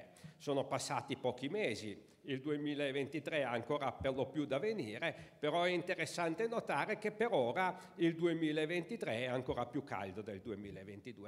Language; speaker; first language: Italian; native; Italian